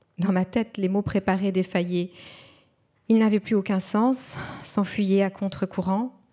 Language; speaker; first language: French; non-native, local second language; Kinyarwanda